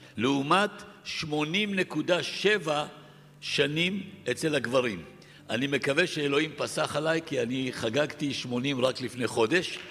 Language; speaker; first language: Hebrew; early bilingual, other home language; Arabic